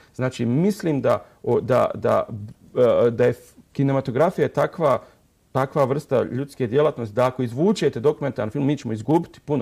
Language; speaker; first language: Serbian; native; Serbian